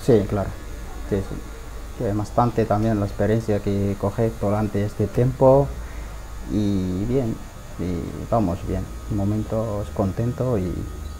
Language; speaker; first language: Spanish; non-native, learner; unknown